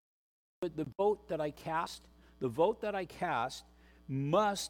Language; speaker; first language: English; native; English